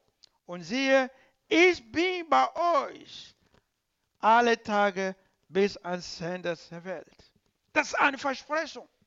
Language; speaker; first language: German; non-native, learner; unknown